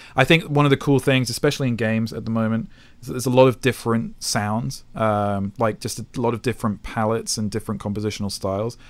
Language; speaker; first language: English; native; English